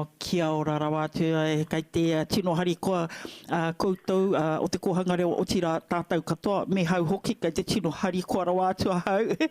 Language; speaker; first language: Māori; native; Māori